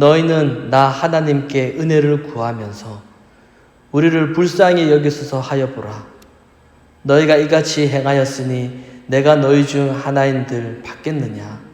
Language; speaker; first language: Korean; native; Korean